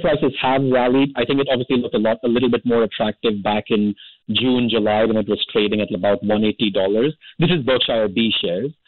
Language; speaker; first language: English; non-native, local second language; Hindi